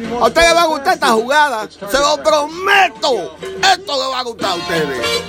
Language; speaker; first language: Spanish; early bilingual, heritage; Spanish